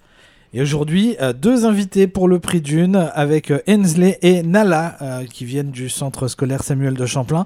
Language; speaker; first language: French; native; French